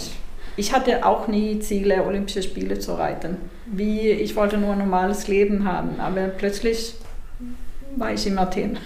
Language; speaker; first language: German; non-native, fluent; Swedish